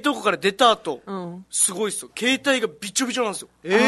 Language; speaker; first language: Japanese; native; Japanese